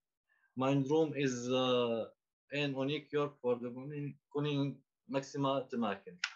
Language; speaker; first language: Dutch; non-native, learner; Arabic